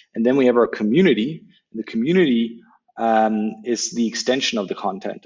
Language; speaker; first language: English; non-native, fluent; German